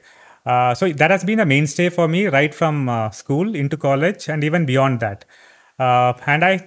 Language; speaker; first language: English; non-native, local second language; Tamil